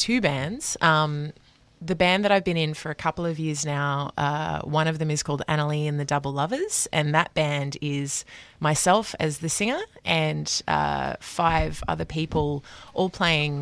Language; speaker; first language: English; native; English